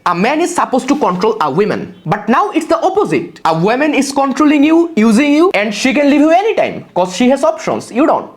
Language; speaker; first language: English; non-native, local second language; Bangla